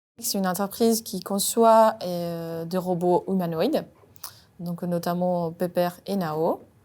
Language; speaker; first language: French; non-native, fluent; Spanish